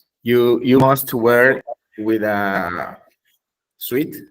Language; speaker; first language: English; non-native, learner; Spanish